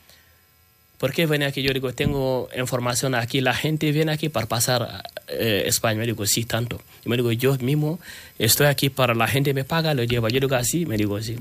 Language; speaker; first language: Spanish; non-native, learner; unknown